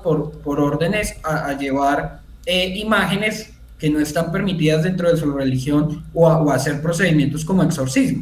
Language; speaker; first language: Spanish; native; Spanish